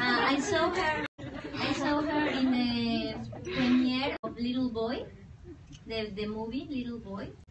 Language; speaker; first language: English; non-native, fluent; Spanish